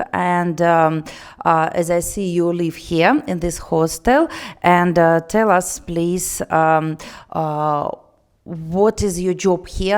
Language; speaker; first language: English; non-native, learner; Russian